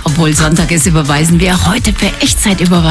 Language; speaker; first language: German; native; German